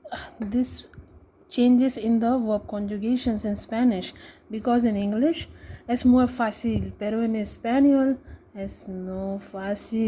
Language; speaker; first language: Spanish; non-native, learner; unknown